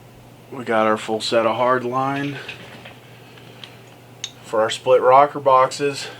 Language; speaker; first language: English; native; English